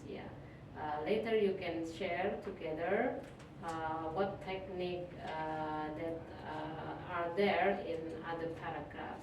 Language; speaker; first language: English; non-native, fluent; Indonesian